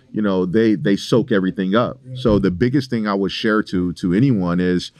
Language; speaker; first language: English; native; English